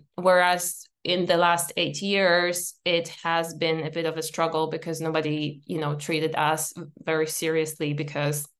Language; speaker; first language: English; non-native, fluent; Polish